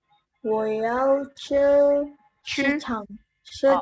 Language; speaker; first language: Chinese; non-native, learner; Indonesian